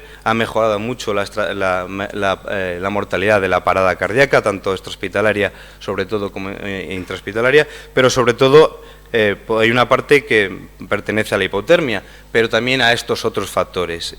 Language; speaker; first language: Spanish; native; Spanish